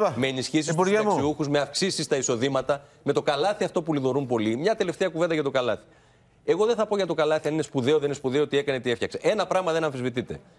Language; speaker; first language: Greek; native; Greek